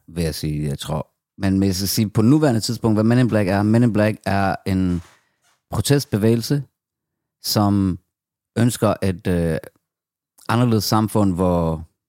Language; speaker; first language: Danish; early bilingual, other home language; Persian